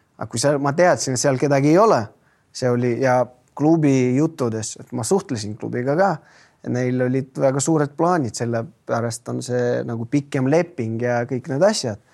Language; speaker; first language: Estonian; non-native, local second language; Russian